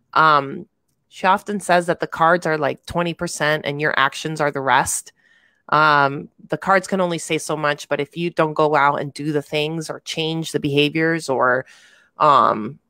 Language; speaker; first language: English; native; English